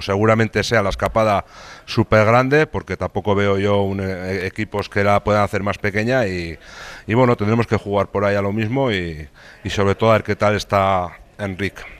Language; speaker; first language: Spanish; native; Spanish